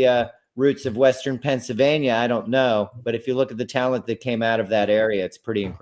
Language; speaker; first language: English; native; English